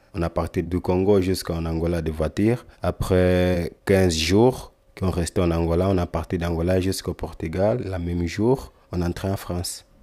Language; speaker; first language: French; non-native, learner; Lingala